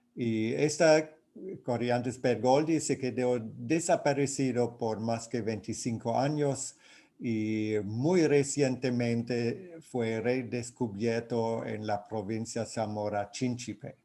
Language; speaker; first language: Spanish; non-native, fluent; German